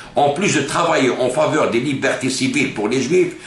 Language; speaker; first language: French; non-native, local second language; Arabic